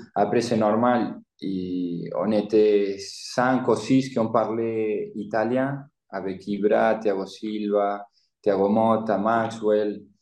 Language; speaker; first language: French; non-native, learner; Spanish